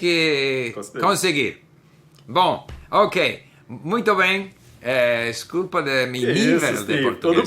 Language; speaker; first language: Portuguese; non-native, learner; English